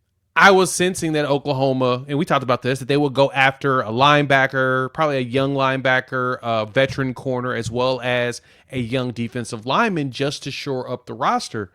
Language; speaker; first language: English; native; English